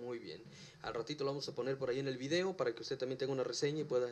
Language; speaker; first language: Spanish; native; Spanish